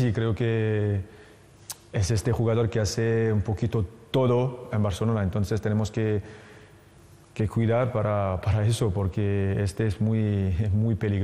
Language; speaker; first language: Spanish; non-native, fluent; French